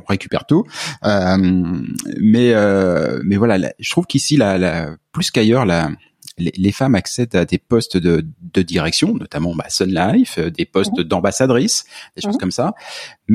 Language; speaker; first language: French; native; French